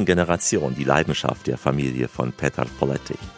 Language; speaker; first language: German; native; German